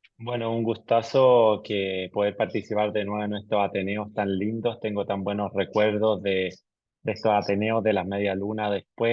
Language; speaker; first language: Spanish; native; Spanish